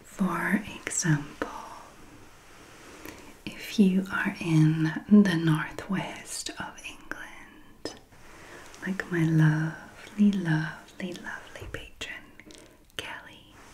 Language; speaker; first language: English; native; English